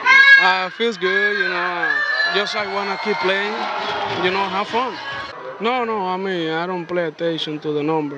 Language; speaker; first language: English; non-native, learner; Spanish